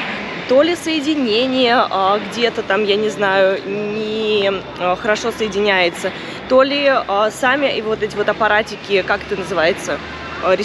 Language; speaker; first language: Russian; native; Russian